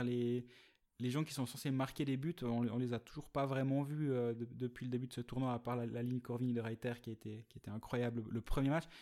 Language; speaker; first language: French; native; French